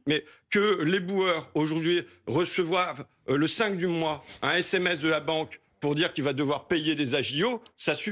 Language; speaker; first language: French; native; French